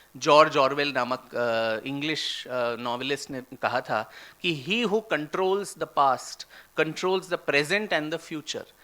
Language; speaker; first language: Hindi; non-native, local second language; Marathi